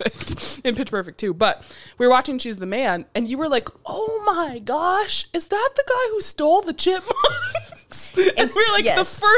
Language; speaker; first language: English; native; English